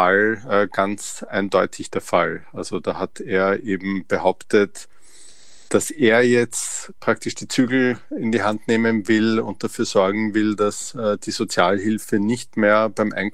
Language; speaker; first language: German; native; German